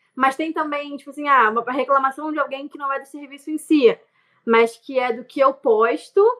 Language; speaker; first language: Portuguese; native; Portuguese